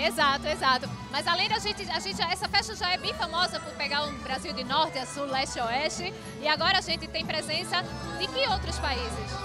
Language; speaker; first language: Portuguese; native; Portuguese